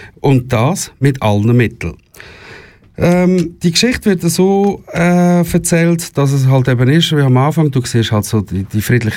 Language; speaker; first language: German; native; German